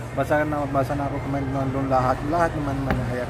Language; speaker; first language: Filipino; non-native, learner; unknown